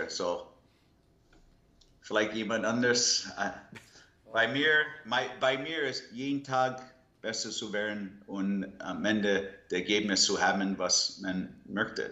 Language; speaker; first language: German; non-native, learner; English